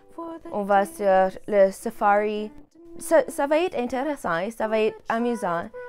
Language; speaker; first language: French; non-native, local second language; English